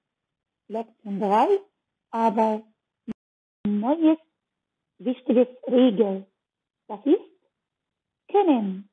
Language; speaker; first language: German; non-native, learner; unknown